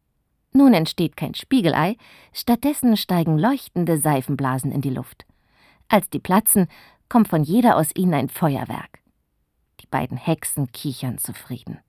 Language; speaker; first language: German; native; German